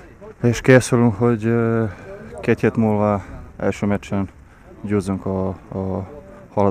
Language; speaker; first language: Hungarian; non-native, fluent; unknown